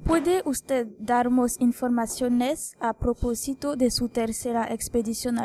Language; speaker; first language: Spanish; non-native, learner; French